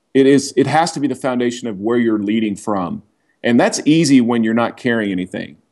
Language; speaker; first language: English; native; English